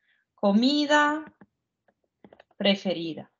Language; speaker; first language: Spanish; non-native, fluent; Ukrainian